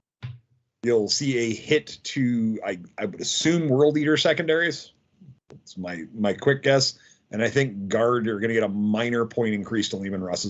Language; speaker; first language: English; native; English